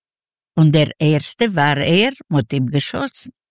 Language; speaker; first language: German; non-native, learner; Yiddish